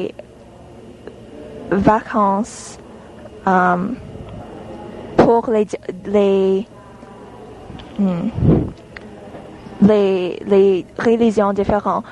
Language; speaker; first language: French; non-native, learner; English